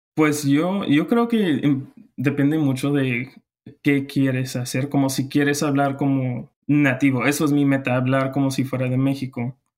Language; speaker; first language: Spanish; non-native, fluent; English